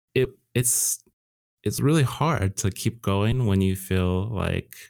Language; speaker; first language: English; native; English